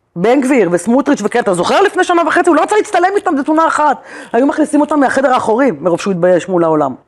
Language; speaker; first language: Hebrew; native; Hebrew